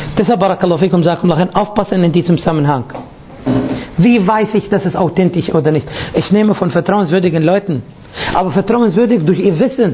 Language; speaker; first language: German; non-native, fluent; Arabic